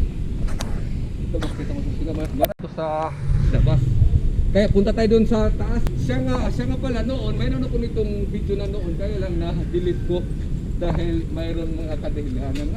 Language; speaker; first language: Filipino; non-native, local second language; Cebuano